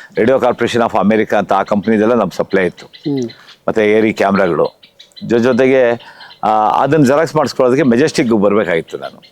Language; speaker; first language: Kannada; native; Kannada